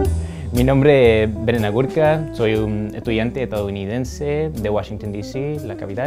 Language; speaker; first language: Spanish; non-native, fluent; English